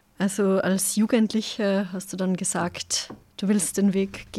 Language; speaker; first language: German; native; German